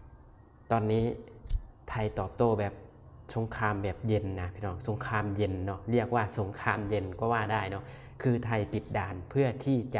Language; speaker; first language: Thai; non-native, local second language; Northeastern Thai